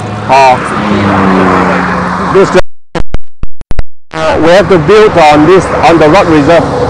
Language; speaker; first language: English; non-native, local second language; Chinese